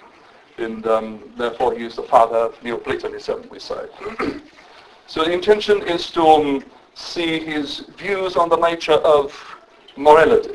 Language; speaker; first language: English; non-native, fluent; Romanian